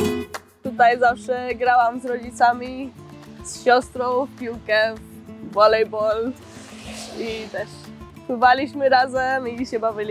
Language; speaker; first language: Polish; early bilingual, heritage; Polish